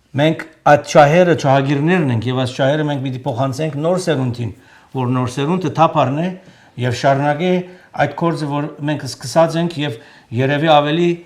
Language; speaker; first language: Armenian; native; Armenian